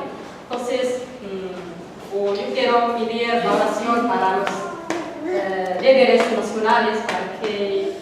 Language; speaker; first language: Spanish; non-native, learner; Arabic